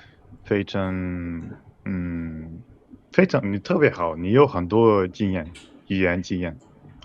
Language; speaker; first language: Chinese; non-native, fluent; Portuguese